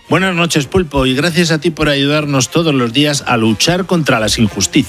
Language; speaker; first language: Spanish; native; Spanish